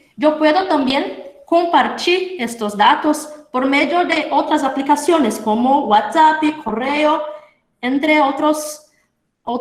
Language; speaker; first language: Spanish; non-native, fluent; Portuguese